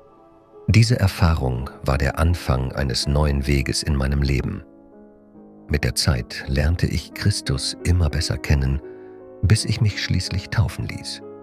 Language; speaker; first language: German; non-native, fluent; Persian